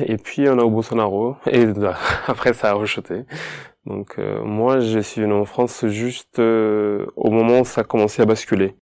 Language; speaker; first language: French; non-native, fluent; Portuguese